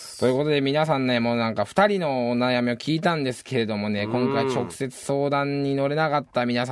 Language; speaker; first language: Japanese; native; Japanese